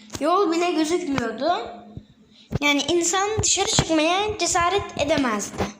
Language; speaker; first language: Turkish; native; Turkish